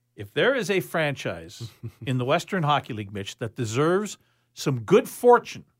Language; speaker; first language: English; native; English